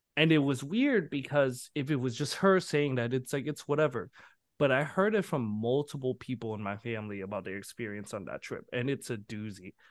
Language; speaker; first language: English; early bilingual, other home language; Vietnamese